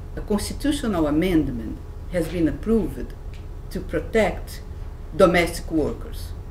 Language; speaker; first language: English; non-native, fluent; Portuguese